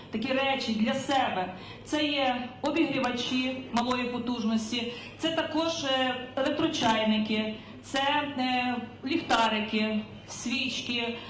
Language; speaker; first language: Ukrainian; native; Ukrainian